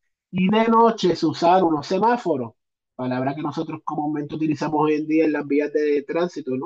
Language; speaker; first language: Spanish; native; Spanish